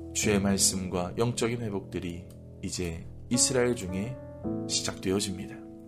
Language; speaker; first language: Korean; native; Korean